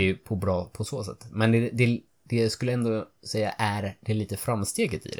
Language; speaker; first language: Swedish; native; Swedish